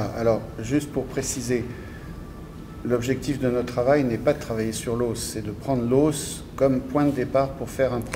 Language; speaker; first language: French; native; French